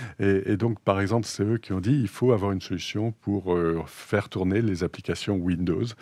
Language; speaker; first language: French; native; French